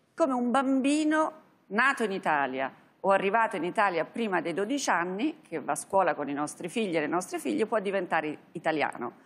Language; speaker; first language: Italian; native; Italian